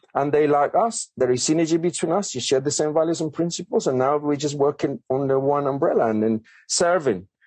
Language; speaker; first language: English; non-native, fluent; Spanish